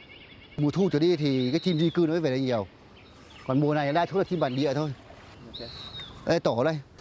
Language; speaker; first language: Vietnamese; native; Vietnamese